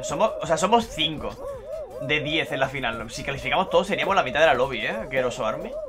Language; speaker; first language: Spanish; native; Spanish